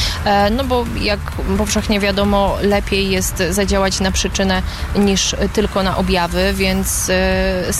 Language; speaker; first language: Polish; native; Polish